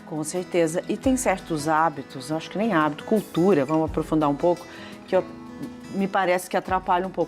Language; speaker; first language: Portuguese; native; Portuguese